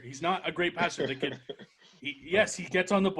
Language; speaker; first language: English; native; English